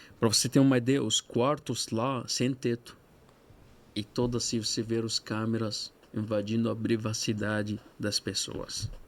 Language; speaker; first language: Portuguese; non-native, fluent; Arabic